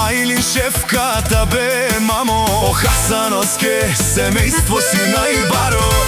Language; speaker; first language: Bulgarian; non-native, local second language; Romany